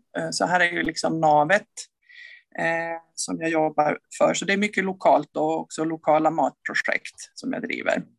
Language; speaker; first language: Swedish; native; Swedish